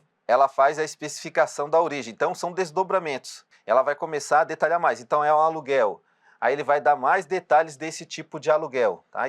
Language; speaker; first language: Portuguese; native; Portuguese